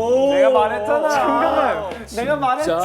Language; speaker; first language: Korean; non-native, fluent; Chinese